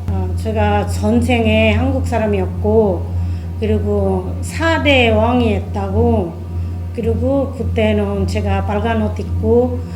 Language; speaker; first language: Korean; non-native, fluent; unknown